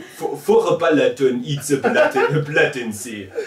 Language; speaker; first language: English; non-native, fluent; German